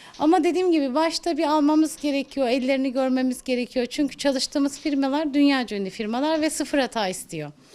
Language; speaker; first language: Turkish; native; Turkish